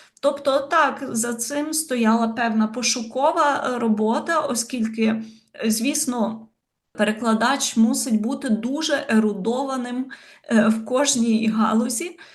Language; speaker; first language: Ukrainian; native; Ukrainian